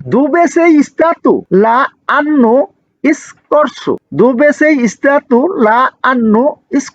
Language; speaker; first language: Italian; non-native, learner; Bangla